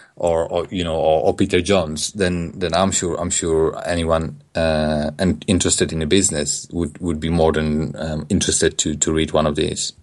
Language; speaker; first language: English; non-native, fluent; Polish